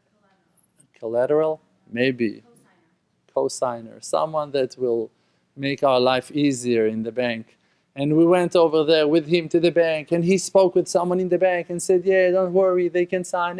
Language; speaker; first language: English; non-native, fluent; Hebrew